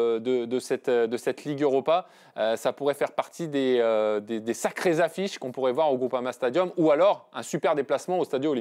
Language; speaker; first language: French; native; French